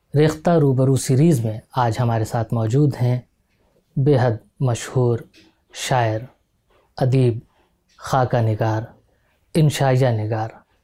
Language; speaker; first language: Hindi; native; Hindi